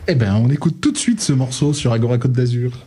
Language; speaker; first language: French; native; French